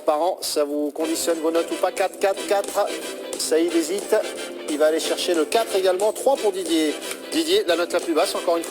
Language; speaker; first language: French; native; French